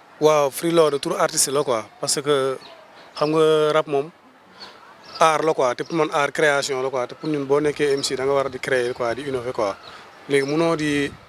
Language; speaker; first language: Wolof; non-native, local second language; Fula